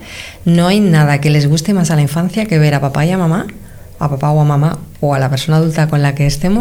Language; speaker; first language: Spanish; native; Spanish